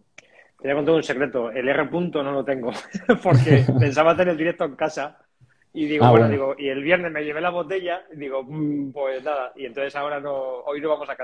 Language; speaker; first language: Spanish; native; Spanish